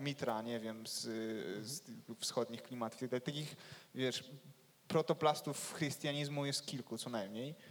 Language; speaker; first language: Polish; native; Polish